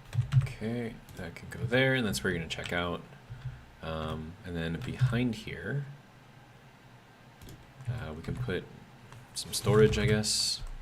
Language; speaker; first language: English; native; English